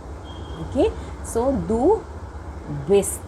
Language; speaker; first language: German; non-native, fluent; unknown